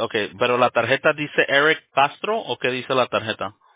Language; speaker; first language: Spanish; early bilingual, heritage; Spanish